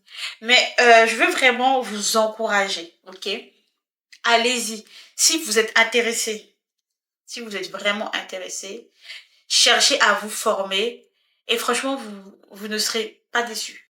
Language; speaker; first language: French; native; French